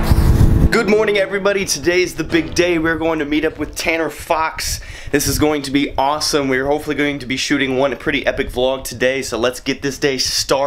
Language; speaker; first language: English; native; English